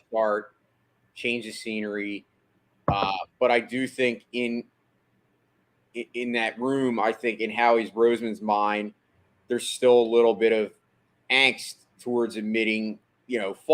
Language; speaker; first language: English; native; English